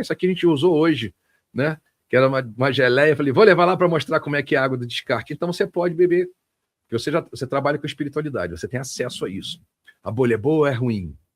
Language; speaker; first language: Portuguese; native; Portuguese